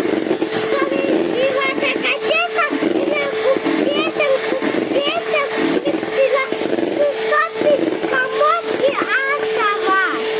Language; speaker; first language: Russian; non-native, learner; Tajik